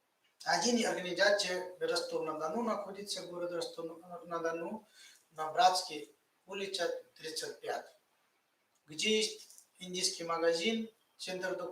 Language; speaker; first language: Russian; non-native, fluent; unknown